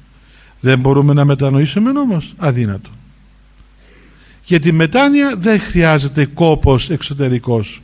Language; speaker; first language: Greek; native; Greek